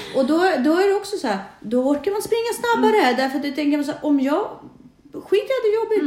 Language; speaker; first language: Swedish; early bilingual, other home language; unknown